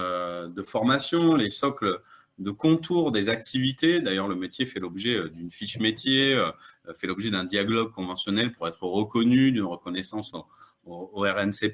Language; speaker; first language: French; native; French